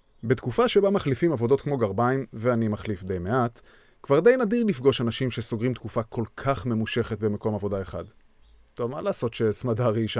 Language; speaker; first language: Hebrew; native; Hebrew